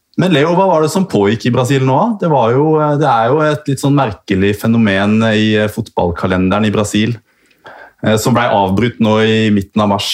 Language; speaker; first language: Norwegian; native; Norwegian